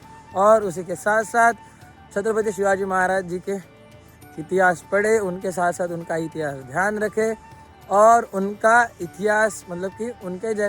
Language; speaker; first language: Hindi; non-native, local second language; Marathi